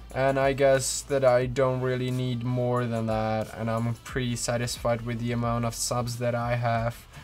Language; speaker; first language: English; non-native, fluent; Czech